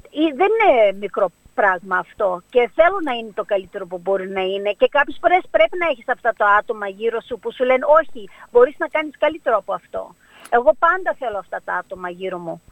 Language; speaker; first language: Greek; early bilingual, heritage; Greek